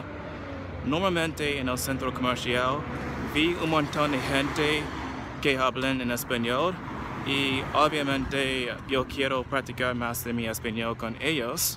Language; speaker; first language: Spanish; non-native, learner; English